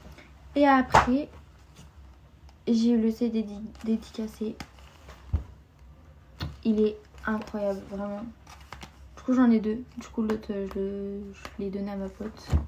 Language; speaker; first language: French; native; French